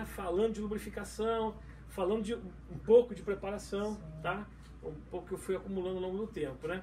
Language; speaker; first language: Portuguese; native; Portuguese